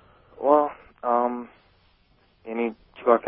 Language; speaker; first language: Persian; early bilingual, heritage; German